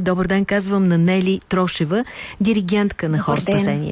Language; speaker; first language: Bulgarian; native; Bulgarian